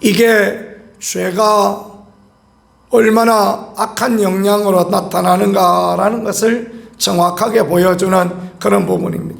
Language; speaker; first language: Korean; native; Korean